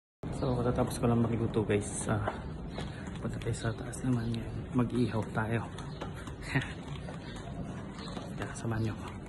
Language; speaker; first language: Filipino; non-native, local second language; Cebuano